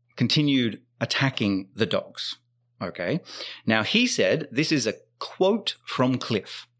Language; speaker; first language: English; native; English